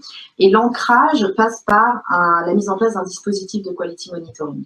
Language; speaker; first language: French; native; French